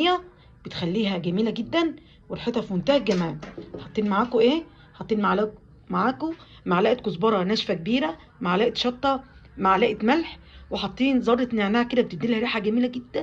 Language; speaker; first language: Arabic; native; Arabic